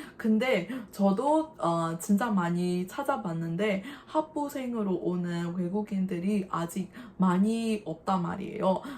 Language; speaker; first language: Korean; non-native, fluent; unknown